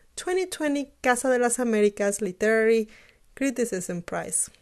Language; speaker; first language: English; non-native, fluent; Spanish